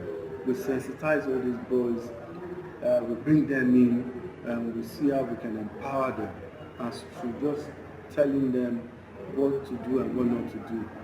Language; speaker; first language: English; non-native, local second language; Yoruba